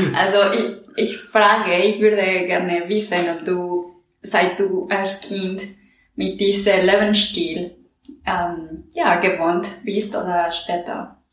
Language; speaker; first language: German; non-native, learner; Spanish